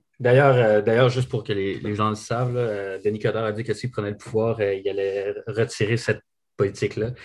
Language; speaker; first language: French; native; French